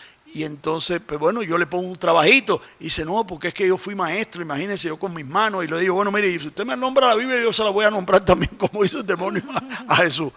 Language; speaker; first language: Spanish; native; Spanish